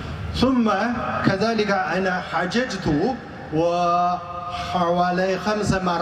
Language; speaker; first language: Arabic; non-native, fluent; Chinese